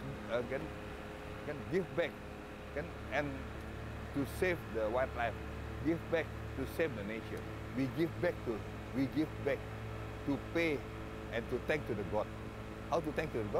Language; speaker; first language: English; non-native, learner; Indonesian